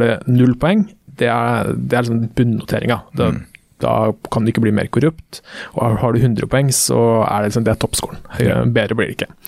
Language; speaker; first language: Norwegian; native; Norwegian